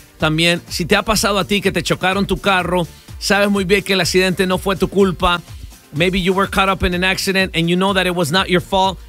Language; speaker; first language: Spanish; early bilingual, heritage; Spanish